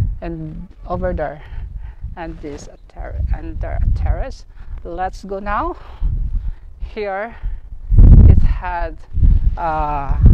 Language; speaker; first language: English; non-native, learner; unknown